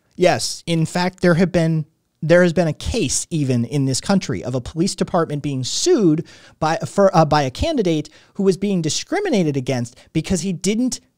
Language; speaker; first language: English; native; English